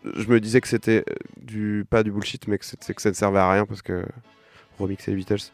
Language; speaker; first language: French; native; French